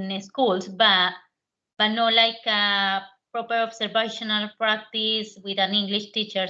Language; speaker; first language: English; non-native, learner; Spanish